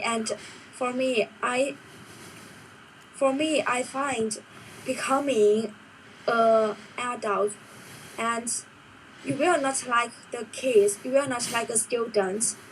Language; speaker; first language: English; non-native, learner; Chinese